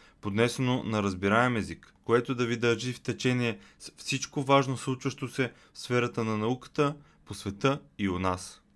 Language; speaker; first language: Bulgarian; native; Bulgarian